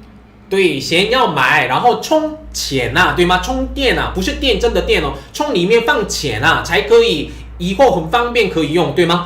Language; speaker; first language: Chinese; non-native, fluent; Korean